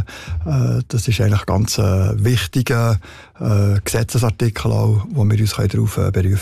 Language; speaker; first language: German; native; German